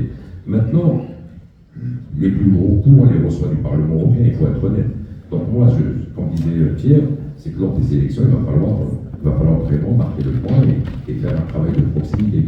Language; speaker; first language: French; non-native, local second language; Arabic